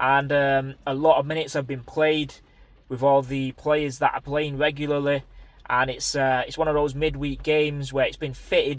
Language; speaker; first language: English; native; English